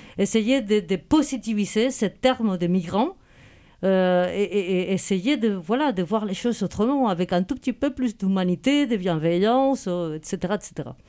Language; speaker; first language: French; non-native, fluent; Spanish